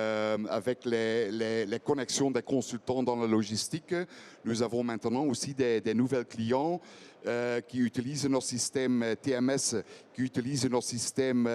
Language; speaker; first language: French; non-native, fluent; Dutch